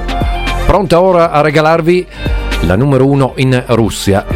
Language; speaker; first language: Italian; native; Italian